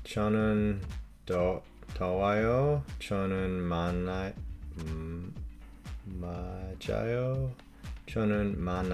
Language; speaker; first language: Korean; non-native, learner; English